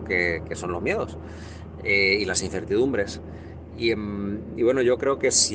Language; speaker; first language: Spanish; native; Spanish